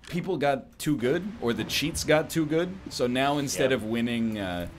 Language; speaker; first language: English; native; English